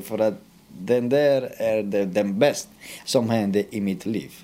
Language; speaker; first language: Swedish; non-native, fluent; Romanian